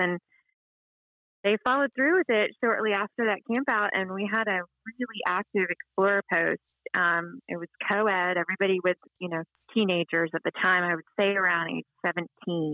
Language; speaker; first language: English; native; English